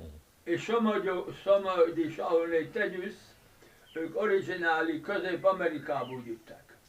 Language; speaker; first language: Hungarian; early bilingual, heritage; Hungarian